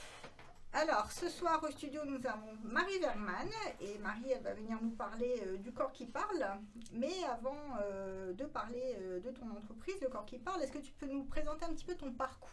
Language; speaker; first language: French; native; French